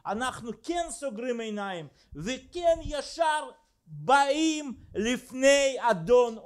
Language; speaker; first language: Hebrew; non-native, fluent; Russian